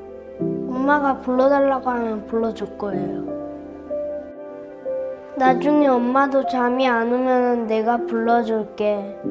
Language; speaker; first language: Korean; early bilingual, other home language; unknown